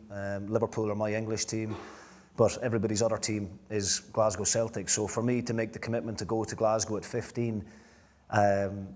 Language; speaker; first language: English; native; English